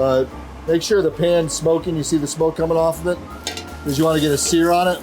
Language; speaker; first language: English; native; English